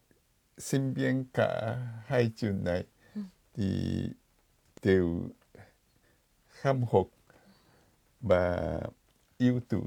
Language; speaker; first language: Vietnamese; non-native, fluent; Japanese